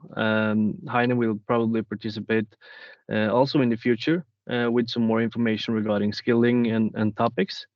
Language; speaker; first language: English; non-native, fluent; Norwegian